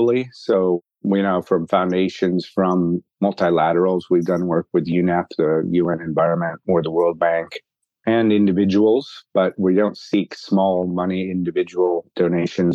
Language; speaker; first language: English; native; English